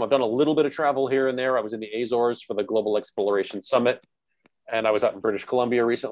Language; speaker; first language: English; native; English